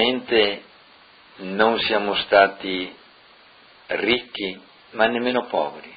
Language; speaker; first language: Italian; non-native, local second language; Friulian